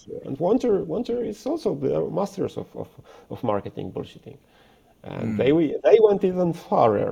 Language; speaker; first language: English; non-native, fluent; Polish